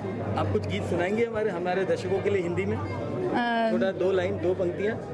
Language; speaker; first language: Hindi; native; Hindi